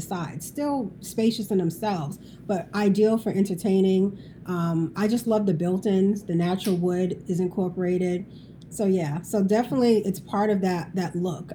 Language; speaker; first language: English; native; English